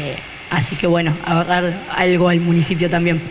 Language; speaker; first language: Spanish; native; Spanish